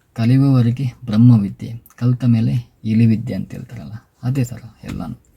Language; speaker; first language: Kannada; native; Kannada